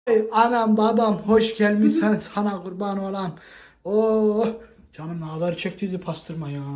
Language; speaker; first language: Turkish; early bilingual, heritage; Turkish